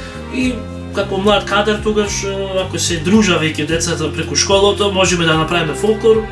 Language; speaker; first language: Macedonian; early bilingual, heritage; Macedonian